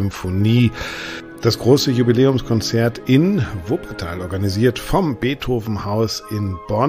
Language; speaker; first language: German; native; German